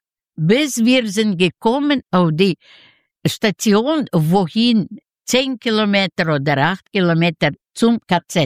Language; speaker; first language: German; non-native, fluent; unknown